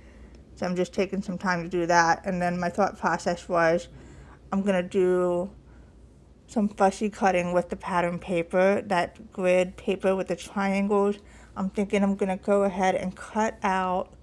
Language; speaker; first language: English; native; English